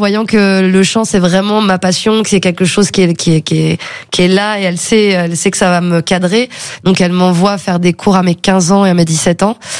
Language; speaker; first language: French; native; French